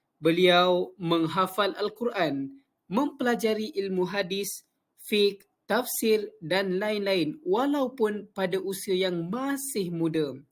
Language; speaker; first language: Malay; native; Malay